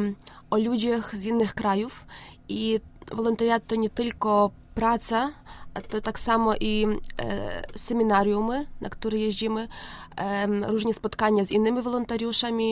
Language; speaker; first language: Polish; non-native, learner; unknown